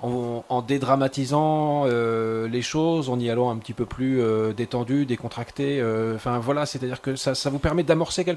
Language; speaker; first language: French; native; French